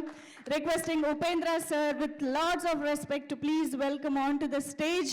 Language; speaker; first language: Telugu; native; Telugu